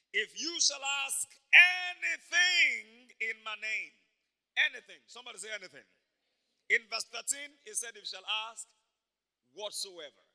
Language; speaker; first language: English; non-native, local second language; Yoruba